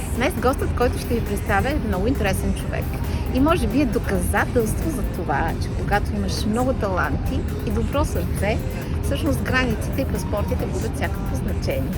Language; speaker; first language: Bulgarian; native; Bulgarian